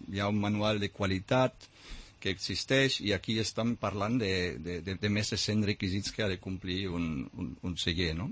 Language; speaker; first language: Catalan; non-native, fluent; German